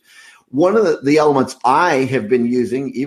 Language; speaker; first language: English; native; English